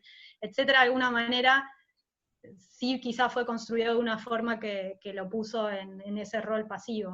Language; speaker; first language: Spanish; native; Spanish